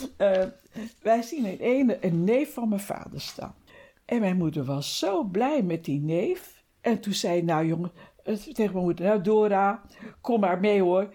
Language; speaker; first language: Dutch; native; Dutch